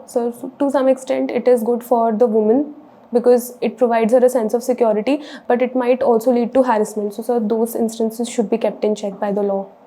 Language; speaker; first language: English; non-native, local second language; Hindi